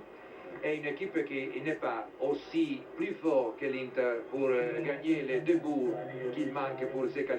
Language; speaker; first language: French; non-native, learner; Italian